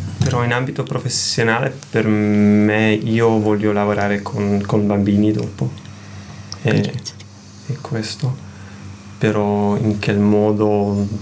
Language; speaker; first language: Italian; non-native, learner; German